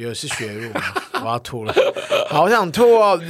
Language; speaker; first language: Chinese; native; Chinese